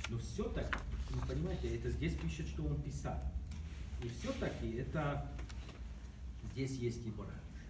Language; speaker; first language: Russian; non-native, learner; Hungarian